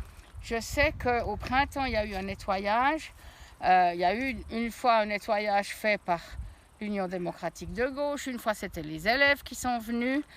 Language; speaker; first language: French; native; French